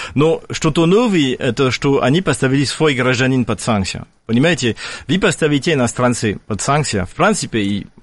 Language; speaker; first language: Russian; non-native, fluent; French